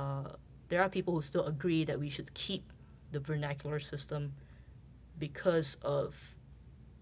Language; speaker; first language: English; non-native, local second language; Chinese